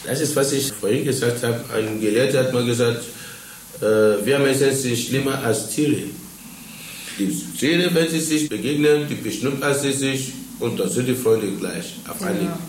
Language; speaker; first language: German; non-native, fluent; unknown